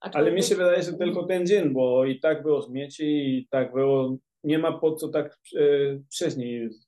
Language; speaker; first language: Polish; non-native, fluent; Spanish